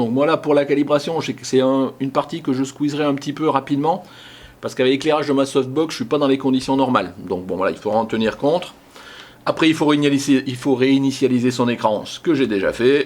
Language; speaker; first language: French; native; French